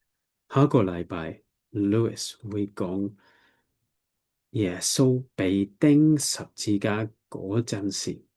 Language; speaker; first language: Cantonese; non-native, learner; English